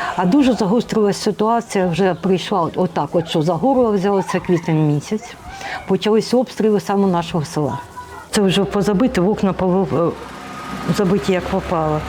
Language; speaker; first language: Ukrainian; non-native, local second language; Russian